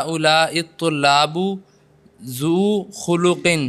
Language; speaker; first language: Arabic; non-native, learner; Urdu